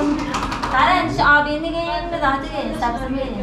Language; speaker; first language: Turkish; non-native, fluent; Turkmen